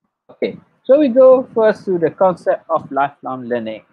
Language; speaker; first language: English; non-native, local second language; Malay